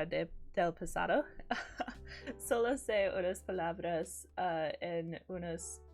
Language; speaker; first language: Spanish; non-native, learner; English